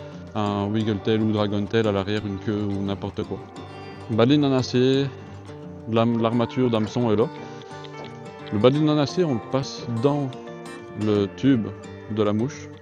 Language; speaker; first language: French; native; French